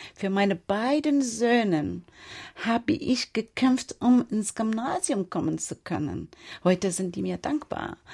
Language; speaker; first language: German; non-native, fluent; Persian